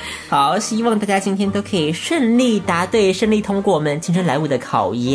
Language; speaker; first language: Chinese; native; Chinese